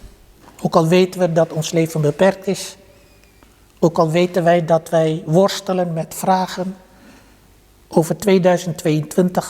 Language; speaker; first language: Dutch; early bilingual, other home language; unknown